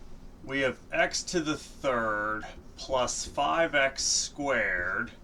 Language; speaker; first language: English; native; English